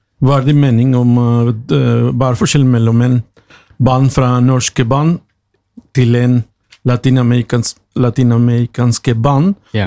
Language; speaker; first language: Norwegian; non-native, learner; Spanish